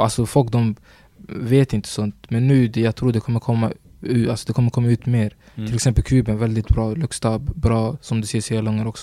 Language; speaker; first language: Swedish; early bilingual, other home language; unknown